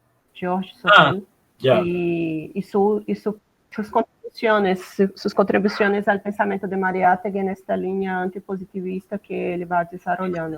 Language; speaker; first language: Spanish; non-native, learner; Portuguese